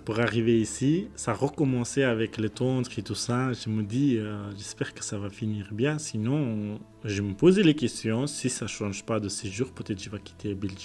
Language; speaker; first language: French; non-native, learner; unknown